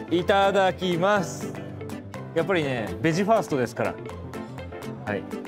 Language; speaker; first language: Japanese; native; Japanese